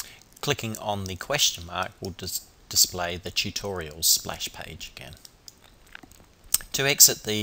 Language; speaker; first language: English; native; English